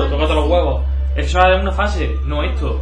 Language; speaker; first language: Spanish; native; Spanish